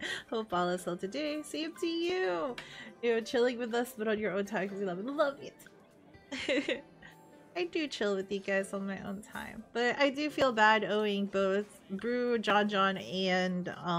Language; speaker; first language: English; native; English